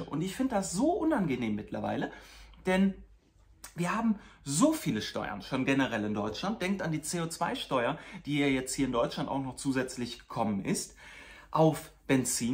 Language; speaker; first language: German; native; German